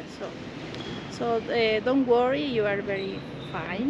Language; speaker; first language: English; non-native, learner; Spanish